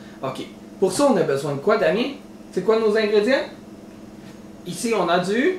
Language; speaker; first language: French; native; French